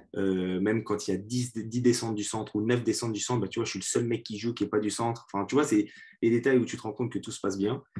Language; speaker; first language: French; native; French